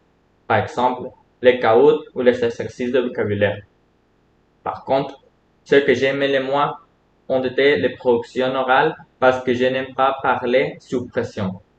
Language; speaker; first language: French; non-native, fluent; Spanish